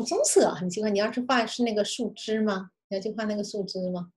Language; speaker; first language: Chinese; native; Chinese